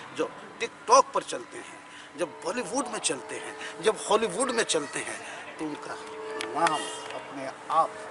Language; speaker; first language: Hindi; native; Hindi